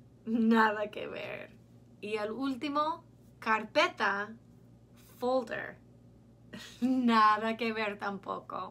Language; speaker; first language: Spanish; non-native, fluent; English